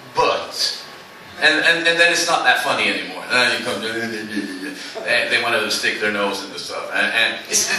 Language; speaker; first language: English; non-native, fluent; Swedish